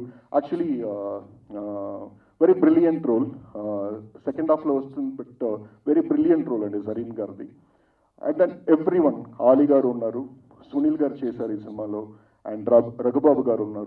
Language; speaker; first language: Telugu; non-native, fluent; Tamil